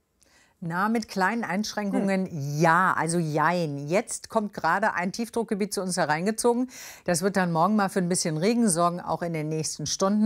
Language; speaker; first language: German; native; German